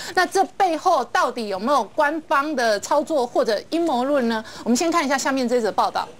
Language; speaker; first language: Chinese; native; Chinese